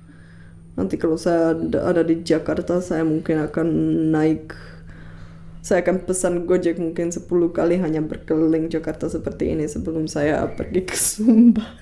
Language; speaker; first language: Indonesian; non-native, fluent; Czech